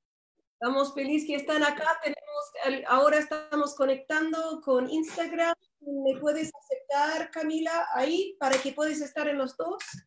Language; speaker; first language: Spanish; non-native, fluent; English